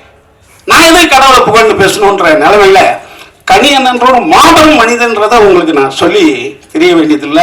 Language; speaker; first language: Tamil; native; Tamil